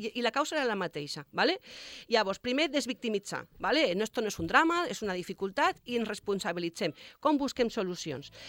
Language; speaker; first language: Catalan; non-native, local second language; Spanish